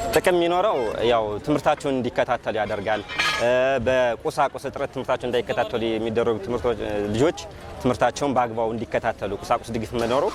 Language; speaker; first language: Amharic; native; Amharic